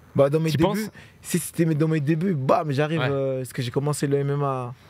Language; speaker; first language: French; native; French